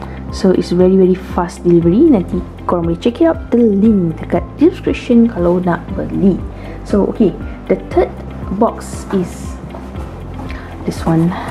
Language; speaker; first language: English; non-native, local second language; Malay